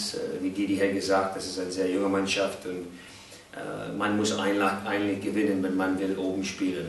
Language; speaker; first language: German; non-native, fluent; English